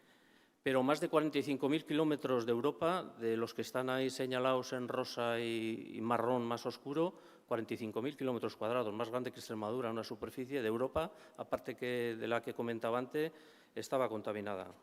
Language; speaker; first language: Spanish; native; Spanish